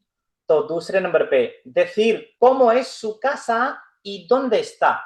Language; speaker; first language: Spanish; non-native, fluent; Urdu